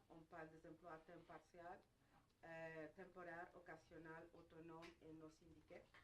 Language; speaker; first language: French; non-native, fluent; Spanish